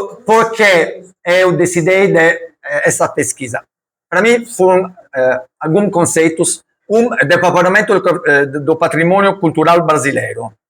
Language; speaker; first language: Portuguese; non-native, learner; Italian